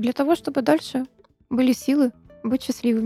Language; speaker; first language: Russian; native; Russian